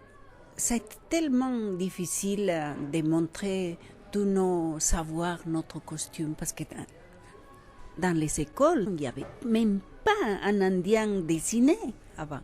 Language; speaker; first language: French; non-native, fluent; Quechua